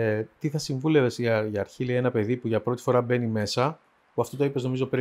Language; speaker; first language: Greek; native; Greek